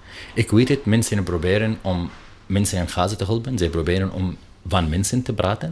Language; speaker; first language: Dutch; non-native, learner; Arabic